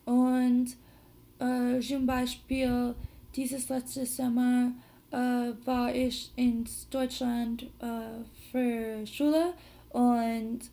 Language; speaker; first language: German; non-native, learner; English